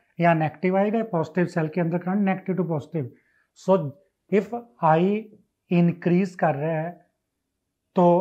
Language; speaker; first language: Hindi; non-native, local second language; Punjabi